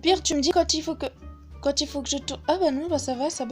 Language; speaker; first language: French; native; French